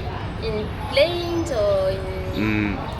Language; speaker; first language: English; non-native, fluent; French